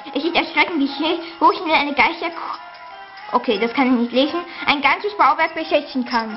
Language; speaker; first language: German; native; German